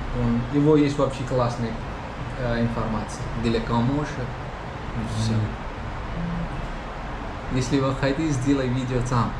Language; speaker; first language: Russian; non-native, learner; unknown